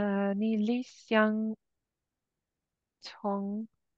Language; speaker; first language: Chinese; non-native, learner; English